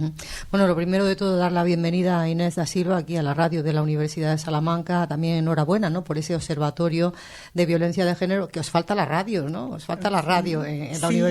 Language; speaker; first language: Spanish; native; Spanish